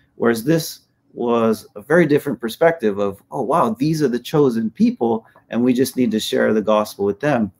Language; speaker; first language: English; native; English